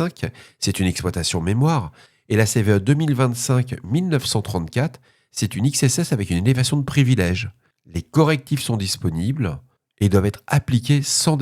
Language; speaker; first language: French; native; French